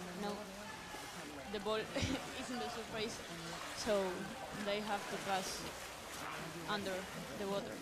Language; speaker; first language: English; non-native, learner; Spanish